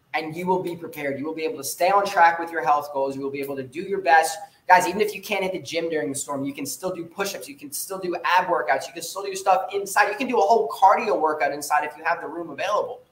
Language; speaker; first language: English; native; English